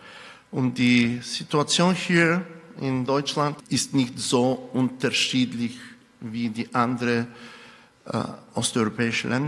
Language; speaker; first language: German; non-native, fluent; Bulgarian